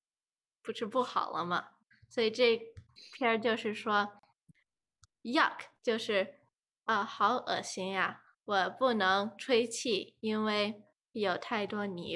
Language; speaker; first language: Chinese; early bilingual, heritage; Chinese